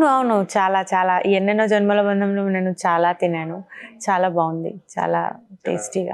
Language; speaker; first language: Telugu; non-native, local second language; Bangla